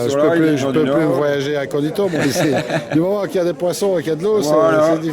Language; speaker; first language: French; native; French